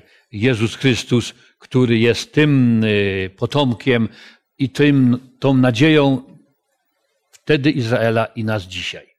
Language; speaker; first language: Polish; native; Polish